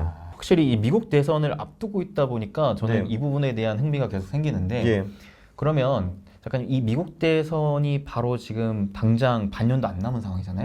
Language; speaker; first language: Korean; native; Korean